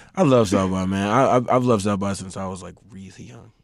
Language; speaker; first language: English; native; English